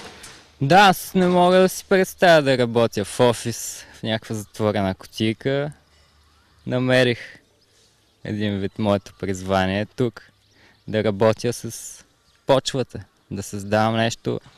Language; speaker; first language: Bulgarian; native; Bulgarian